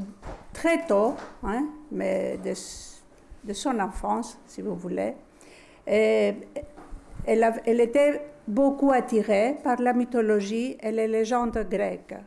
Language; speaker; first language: French; non-native, fluent; Greek